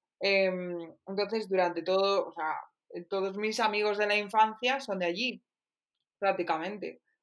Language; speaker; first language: Spanish; native; Spanish